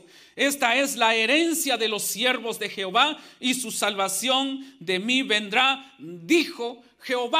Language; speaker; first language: Spanish; native; Spanish